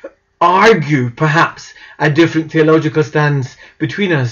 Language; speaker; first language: English; native; English